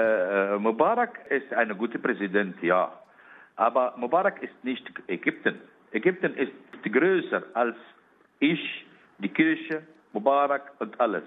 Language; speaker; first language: German; non-native, learner; Arabic